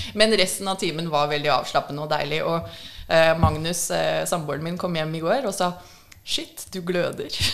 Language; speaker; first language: Norwegian; early bilingual, other home language; English